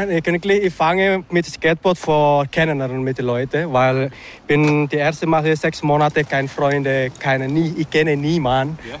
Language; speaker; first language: German; non-native, learner; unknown